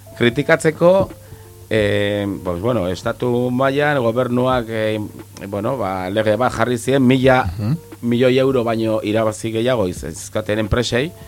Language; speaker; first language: Basque; non-native, local second language; Spanish